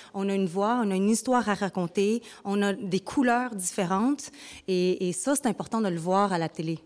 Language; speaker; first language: French; early bilingual, other home language; Vietnamese